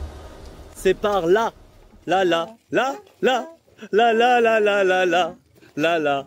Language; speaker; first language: French; native; French